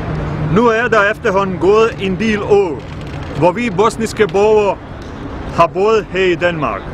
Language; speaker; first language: Danish; non-native, fluent; Bosnian